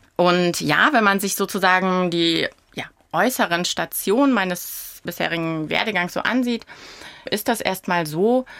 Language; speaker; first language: German; non-native, local second language; Upper Sorbian